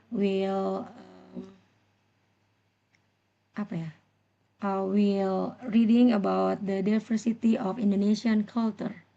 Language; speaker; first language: English; non-native, learner; Indonesian